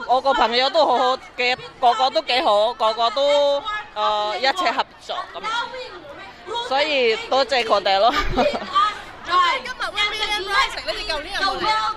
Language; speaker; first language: Cantonese; non-native, fluent; Indonesian